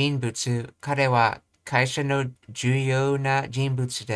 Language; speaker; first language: Japanese; non-native, learner; English